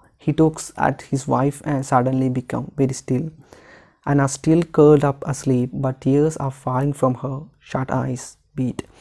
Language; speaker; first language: English; non-native, local second language; Malayalam